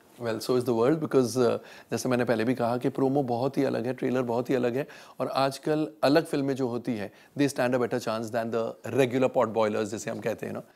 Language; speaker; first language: Hindi; native; Hindi